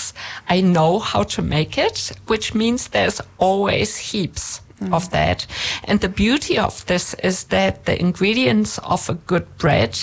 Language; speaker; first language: English; non-native, fluent; German